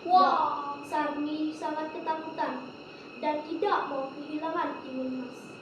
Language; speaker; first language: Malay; non-native, local second language; Balinese